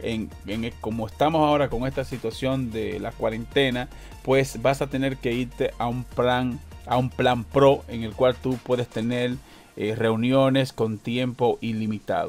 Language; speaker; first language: Spanish; native; Spanish